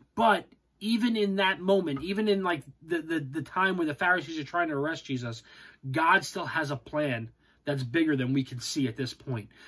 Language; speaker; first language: English; native; English